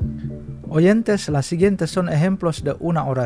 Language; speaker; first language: Spanish; non-native, fluent; Indonesian